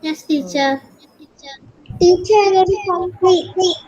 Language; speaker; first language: English; non-native, local second language; Tamil